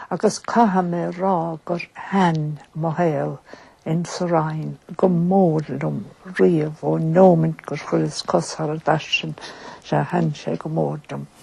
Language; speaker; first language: Irish; native; Irish